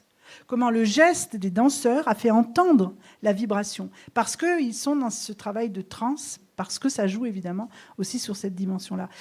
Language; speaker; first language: French; native; French